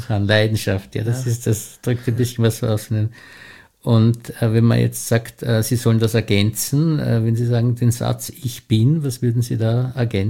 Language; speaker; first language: German; native; German